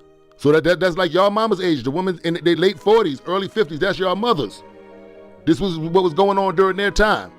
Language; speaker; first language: English; native; English